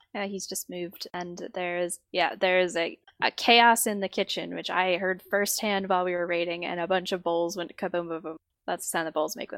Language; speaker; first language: English; native; English